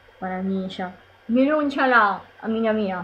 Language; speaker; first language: Spanish; non-native, learner; Italian